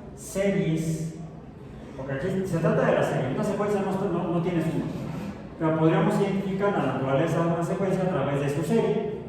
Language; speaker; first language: Spanish; native; Spanish